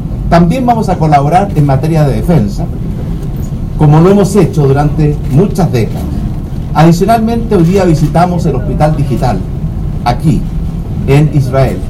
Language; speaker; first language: Spanish; native; Spanish